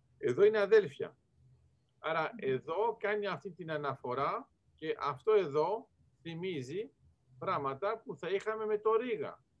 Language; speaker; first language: Greek; early bilingual, heritage; Greek